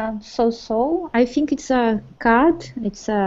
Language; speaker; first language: English; non-native, learner; Portuguese